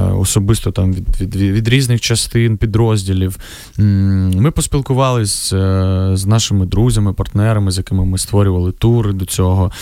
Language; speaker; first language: Ukrainian; non-native, local second language; Russian